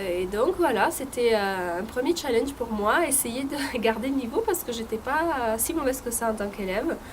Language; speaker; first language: French; early bilingual, other home language; Italian